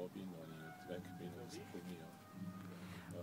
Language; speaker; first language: German; non-native, local second language; French